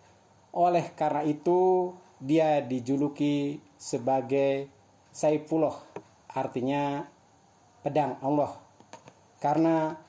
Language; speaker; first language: Indonesian; native; Indonesian